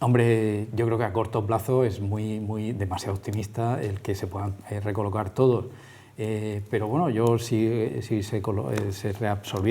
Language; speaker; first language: Spanish; native; Spanish